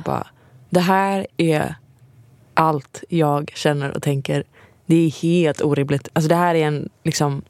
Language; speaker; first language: Swedish; native; Swedish